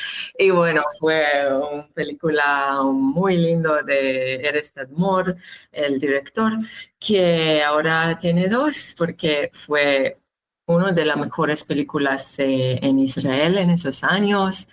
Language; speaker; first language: Spanish; non-native, learner; Hebrew